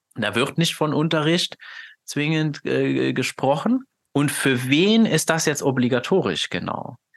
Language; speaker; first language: German; non-native, fluent; Luxembourgish